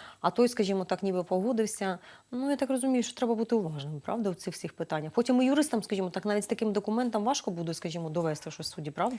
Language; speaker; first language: Ukrainian; native; Ukrainian